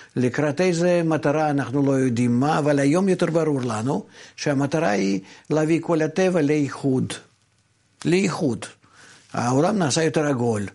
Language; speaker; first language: Hebrew; non-native, fluent; Russian